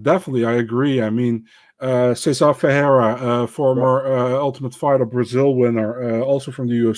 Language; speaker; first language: English; non-native, fluent; Dutch